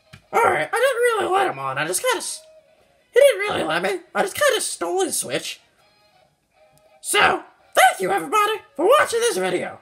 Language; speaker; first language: English; native; English